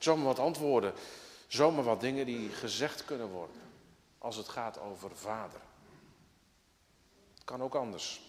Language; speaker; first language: Dutch; native; Dutch